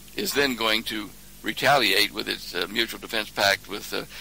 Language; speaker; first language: English; native; English